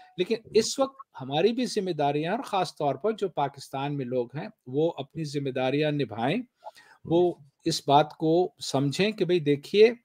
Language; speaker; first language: Urdu; non-native, local second language; Pashto